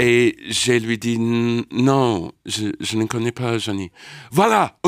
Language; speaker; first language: French; non-native, learner; English